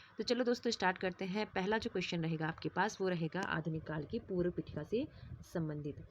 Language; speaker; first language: Hindi; native; Hindi